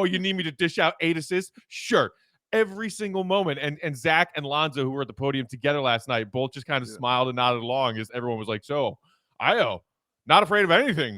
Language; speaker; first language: English; native; English